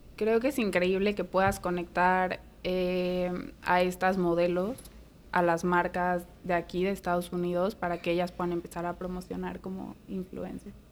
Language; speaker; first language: Spanish; native; Spanish